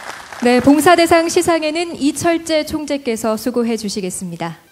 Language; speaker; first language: Korean; native; Korean